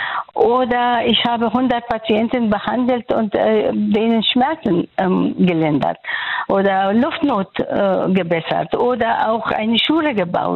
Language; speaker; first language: German; non-native, fluent; Persian